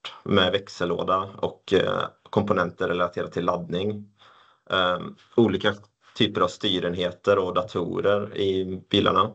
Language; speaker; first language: Swedish; native; Swedish